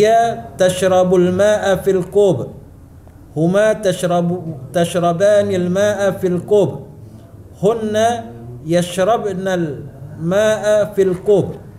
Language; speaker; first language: Arabic; non-native, learner; Indonesian